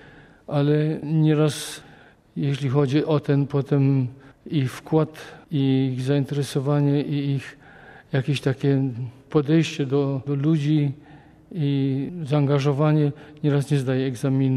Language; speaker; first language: Polish; native; Polish